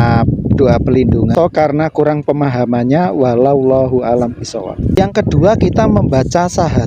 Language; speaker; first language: Indonesian; native; Indonesian